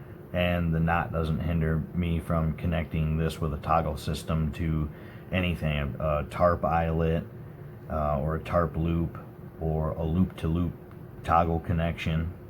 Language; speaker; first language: English; native; English